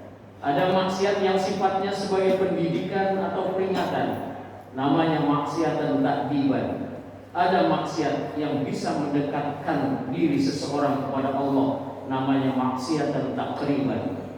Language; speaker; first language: Indonesian; native; Indonesian